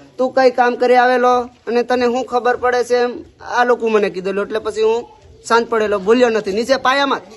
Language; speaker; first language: Gujarati; non-native, local second language; Rathawi